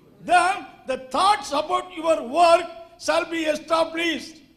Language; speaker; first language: English; non-native, local second language; Tamil